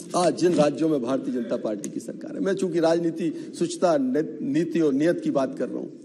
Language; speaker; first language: Hindi; native; Hindi